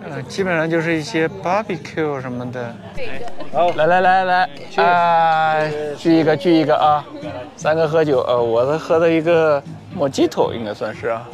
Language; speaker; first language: Chinese; native; Chinese